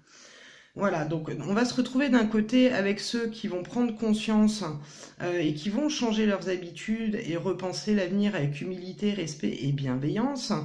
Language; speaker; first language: French; native; French